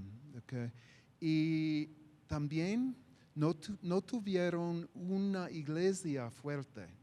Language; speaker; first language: Spanish; non-native, fluent; English